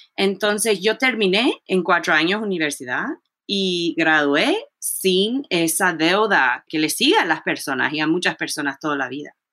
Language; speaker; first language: Spanish; early bilingual, heritage; Spanish